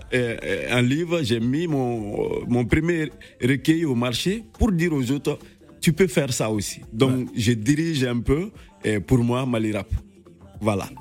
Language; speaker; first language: French; non-native, local second language; Bambara